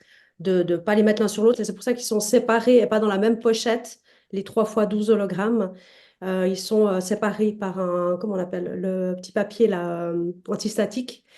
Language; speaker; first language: French; native; French